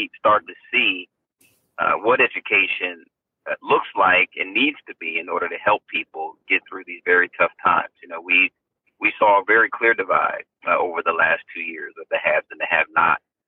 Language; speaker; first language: English; native; English